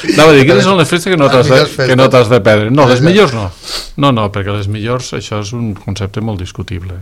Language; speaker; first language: Catalan; native; Catalan